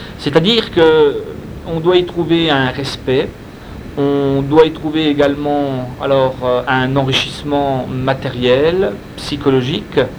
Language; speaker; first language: French; non-native, fluent; Spanish